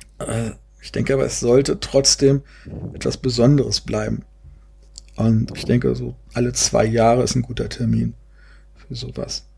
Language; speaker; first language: German; native; German